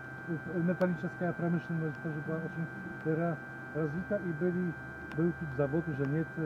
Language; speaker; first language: Russian; non-native, learner; Polish